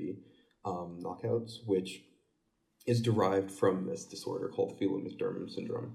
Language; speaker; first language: English; native; English